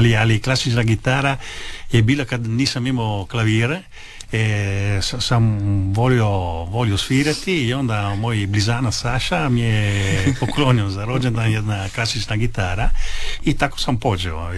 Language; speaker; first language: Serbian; early bilingual, heritage; Italian